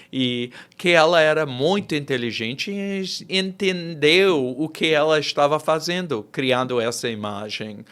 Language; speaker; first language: Portuguese; non-native, fluent; English